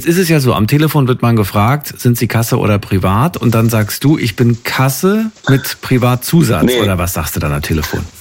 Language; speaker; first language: German; native; German